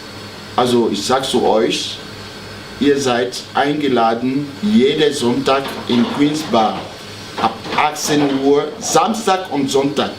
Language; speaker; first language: German; non-native, learner; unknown